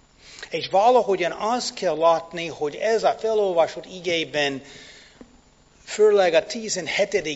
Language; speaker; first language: Hungarian; non-native, fluent; English